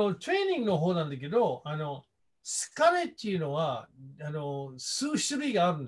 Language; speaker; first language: Japanese; non-native, fluent; English